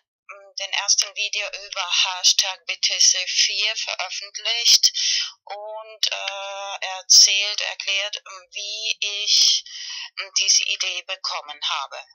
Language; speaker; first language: German; non-native, fluent; Spanish